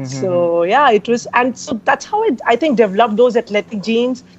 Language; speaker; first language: English; non-native, local second language; Hindi